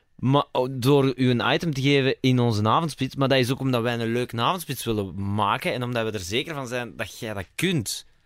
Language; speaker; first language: Dutch; native; Dutch